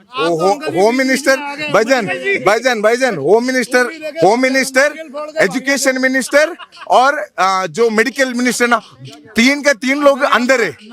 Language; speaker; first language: Hindi; non-native, local second language; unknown